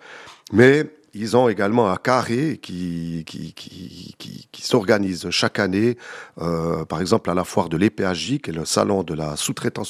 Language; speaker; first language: French; native; French